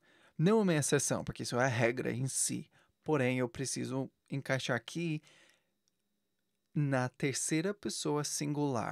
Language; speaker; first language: Portuguese; non-native, fluent; English